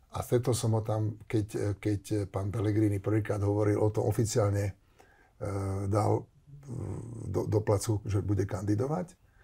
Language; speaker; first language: Slovak; non-native, local second language; Hungarian